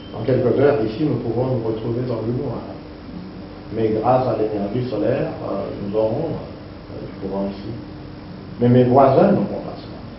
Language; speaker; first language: French; non-native, local second language; Luba-Lulua